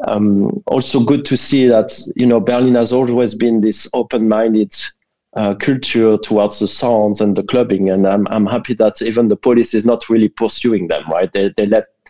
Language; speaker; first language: English; non-native, fluent; French